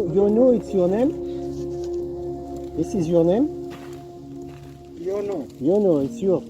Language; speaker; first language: English; non-native, learner; French